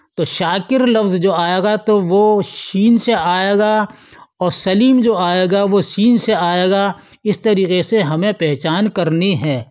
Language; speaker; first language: Hindi; native; Hindi